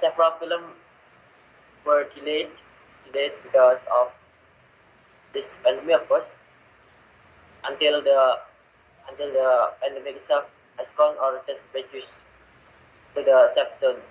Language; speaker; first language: English; non-native, learner; Indonesian